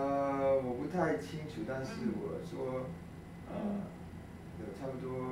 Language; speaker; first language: Chinese; early bilingual, heritage; Cantonese